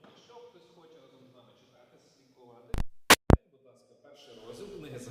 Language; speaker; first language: Ukrainian; native; Ukrainian